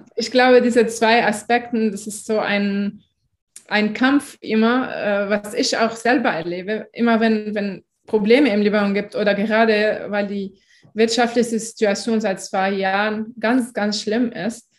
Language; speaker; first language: German; non-native, fluent; Arabic